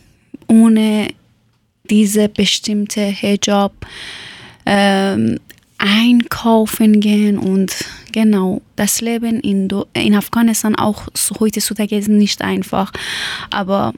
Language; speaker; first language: German; non-native, learner; Persian